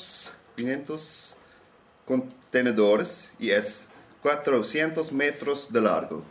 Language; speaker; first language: Spanish; non-native, learner; Dutch